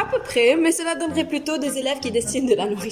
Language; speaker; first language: French; non-native, local second language; Arabic